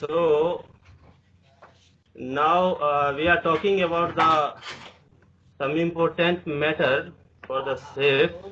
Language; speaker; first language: English; non-native, learner; Hindi